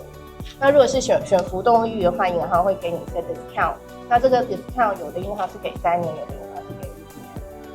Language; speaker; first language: Chinese; native; Chinese